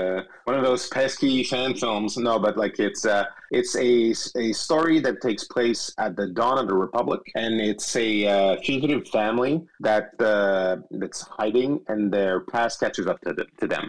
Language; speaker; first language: English; non-native, fluent; French